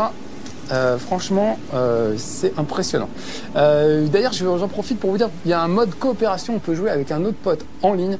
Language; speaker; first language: French; native; French